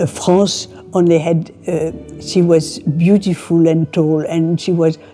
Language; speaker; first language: English; non-native, fluent; French